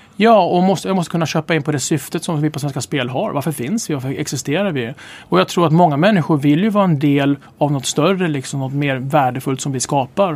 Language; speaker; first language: Swedish; native; Swedish